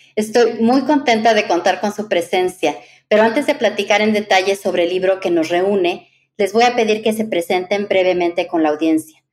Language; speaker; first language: Spanish; native; Spanish